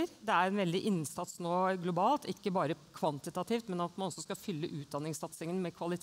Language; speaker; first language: Norwegian; native; Norwegian